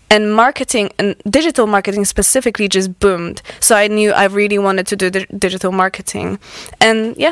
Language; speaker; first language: English; non-native, fluent; Polish